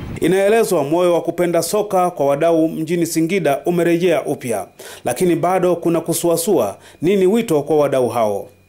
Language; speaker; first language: Swahili; native; Swahili